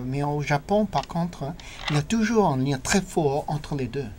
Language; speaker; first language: French; non-native, fluent; English